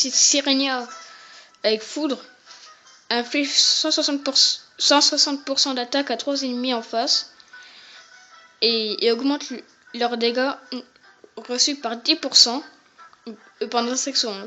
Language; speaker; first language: French; native; French